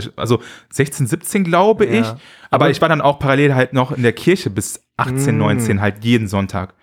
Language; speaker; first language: German; native; German